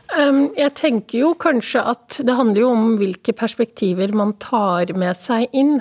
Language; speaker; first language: Norwegian; early bilingual, other home language; Somali